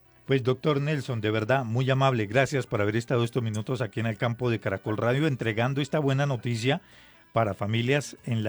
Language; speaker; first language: Spanish; native; Spanish